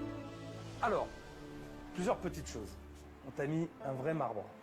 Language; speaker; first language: French; native; French